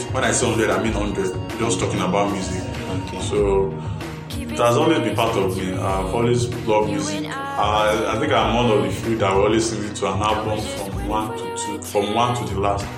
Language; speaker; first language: English; non-native, local second language; Yoruba